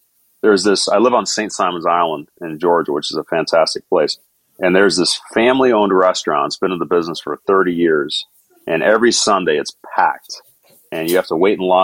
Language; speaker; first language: English; native; English